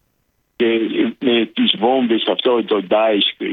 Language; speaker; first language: Greek; non-native, local second language; Arabic